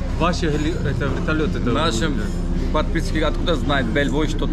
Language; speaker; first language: Russian; non-native, learner; Turkish